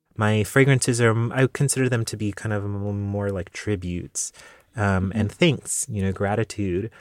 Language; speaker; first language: English; native; English